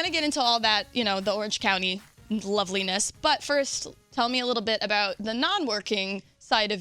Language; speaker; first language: English; native; English